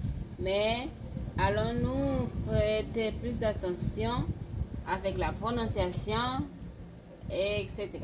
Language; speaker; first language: French; non-native, fluent; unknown